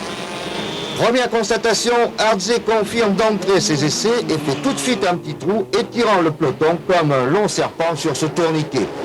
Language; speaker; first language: French; native; French